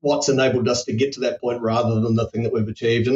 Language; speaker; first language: English; native; English